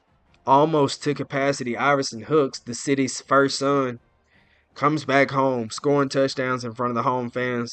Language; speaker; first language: English; native; English